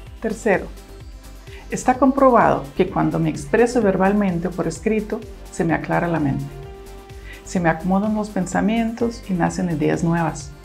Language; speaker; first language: Spanish; non-native, fluent; Russian